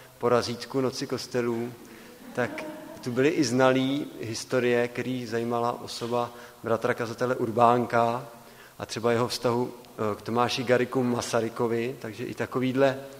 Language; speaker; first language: Czech; native; Czech